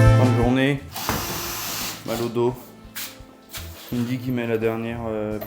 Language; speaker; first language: French; native; French